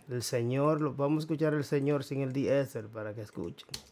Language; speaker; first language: Spanish; native; Spanish